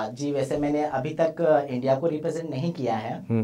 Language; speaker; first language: Hindi; native; Hindi